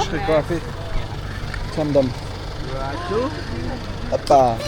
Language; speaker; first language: French; native; French